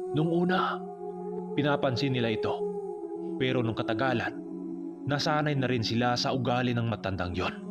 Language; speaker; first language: Filipino; non-native, local second language; Cebuano